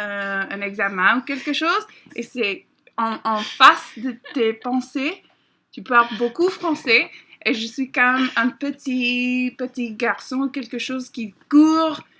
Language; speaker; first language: French; non-native, learner; English